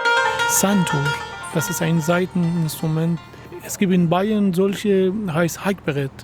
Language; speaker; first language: German; non-native, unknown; Persian